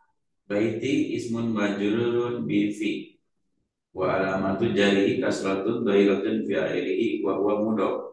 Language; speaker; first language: Arabic; non-native, learner; Indonesian